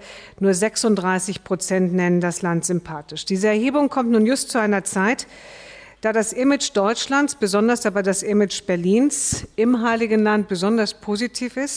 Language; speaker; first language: German; native; German